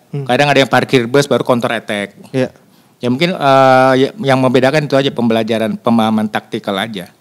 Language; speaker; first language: Indonesian; native; Indonesian